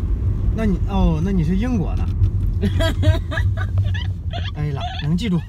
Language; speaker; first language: Chinese; native; Chinese